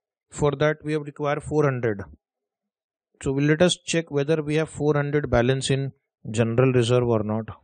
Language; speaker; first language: English; non-native, local second language; Hindi